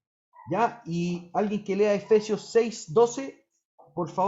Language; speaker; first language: Spanish; native; Spanish